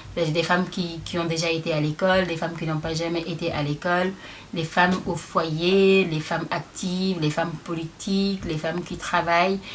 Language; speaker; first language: French; non-native, local second language; Wolof